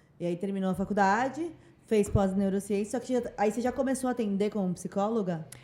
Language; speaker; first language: Portuguese; native; Portuguese